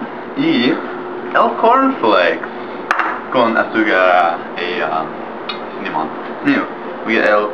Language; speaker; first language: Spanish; non-native, learner; English